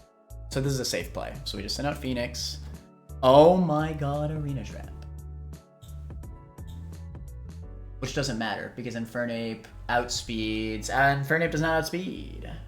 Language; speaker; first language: English; native; English